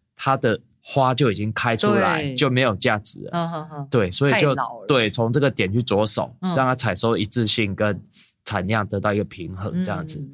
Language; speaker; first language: Chinese; native; Chinese